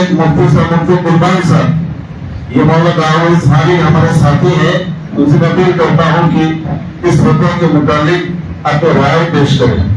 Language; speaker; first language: Urdu; non-native, local second language; Bangla